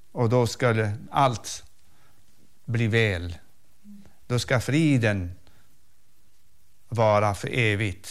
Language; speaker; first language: Swedish; non-native, fluent; Arabic